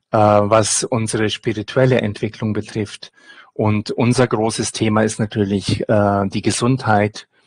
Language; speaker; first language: German; native; German